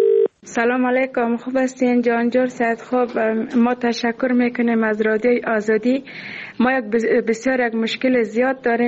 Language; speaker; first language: Persian; native; Persian